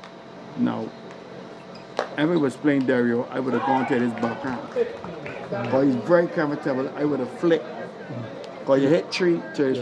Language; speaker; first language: English; native; English